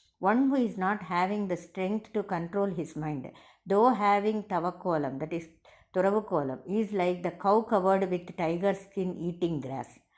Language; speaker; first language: English; non-native, local second language; Tamil